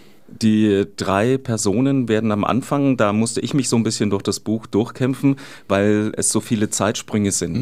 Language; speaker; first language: German; native; German